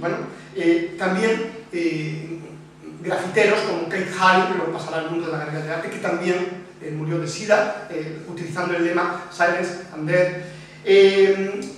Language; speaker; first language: Spanish; native; Spanish